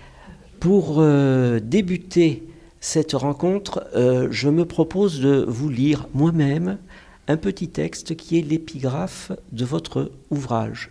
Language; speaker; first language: French; native; French